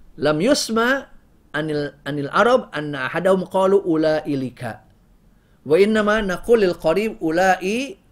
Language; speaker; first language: Arabic; non-native, fluent; Indonesian